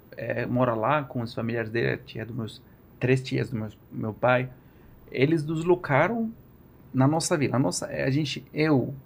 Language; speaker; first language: Portuguese; non-native, learner; Arabic